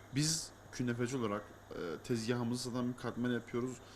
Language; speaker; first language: Turkish; native; Turkish